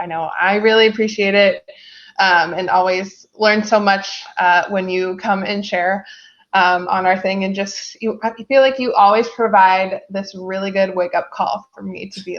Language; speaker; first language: English; native; English